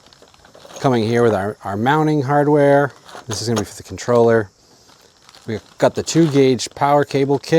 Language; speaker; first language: English; native; English